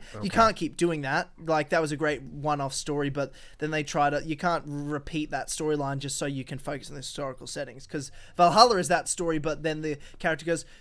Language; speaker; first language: English; native; English